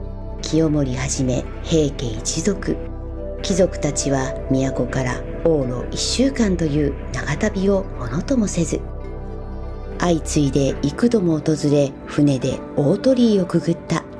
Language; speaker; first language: Japanese; native; Japanese